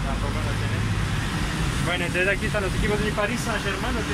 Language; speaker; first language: Spanish; non-native, fluent; French